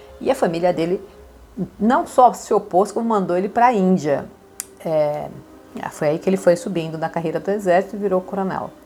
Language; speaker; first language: Portuguese; native; Portuguese